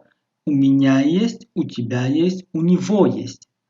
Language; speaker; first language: Russian; non-native, local second language; Tajik